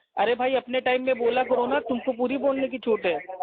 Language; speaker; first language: Hindi; native; Hindi